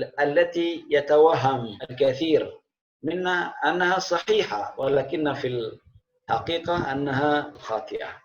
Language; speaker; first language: Arabic; non-native, fluent; Indonesian